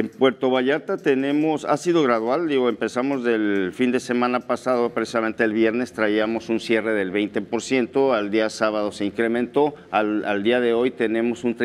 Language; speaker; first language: Spanish; native; Spanish